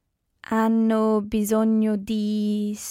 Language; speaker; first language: Italian; non-native, learner; English